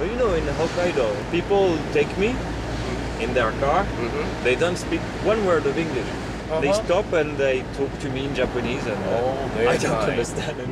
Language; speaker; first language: English; non-native, learner; French